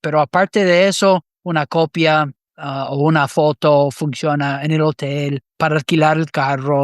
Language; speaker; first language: Spanish; non-native, fluent; English